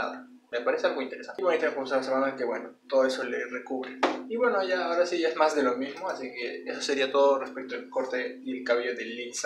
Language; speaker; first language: Spanish; native; Spanish